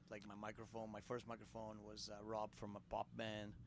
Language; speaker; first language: English; non-native, fluent; Portuguese